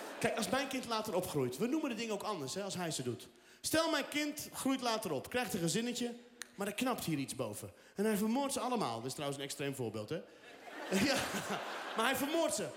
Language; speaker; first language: Dutch; early bilingual, other home language; Riffian